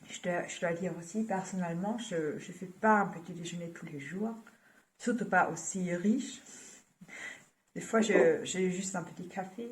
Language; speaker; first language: French; non-native, fluent; German